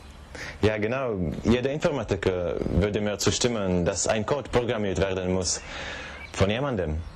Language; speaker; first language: German; non-native, fluent; Czech